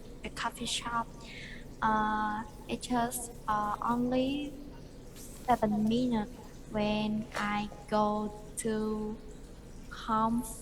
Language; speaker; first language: English; non-native, learner; Vietnamese